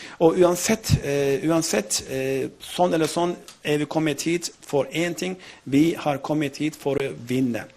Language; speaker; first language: Norwegian; non-native, fluent; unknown